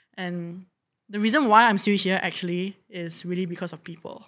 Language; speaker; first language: English; non-native, local second language; Chinese